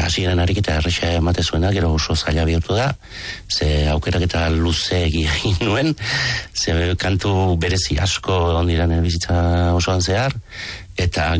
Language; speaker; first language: Basque; native; Basque